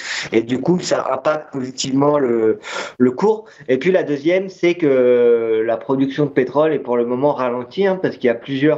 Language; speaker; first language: French; native; French